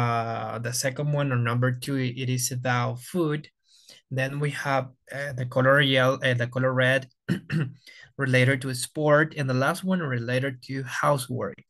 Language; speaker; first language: English; non-native, fluent; Spanish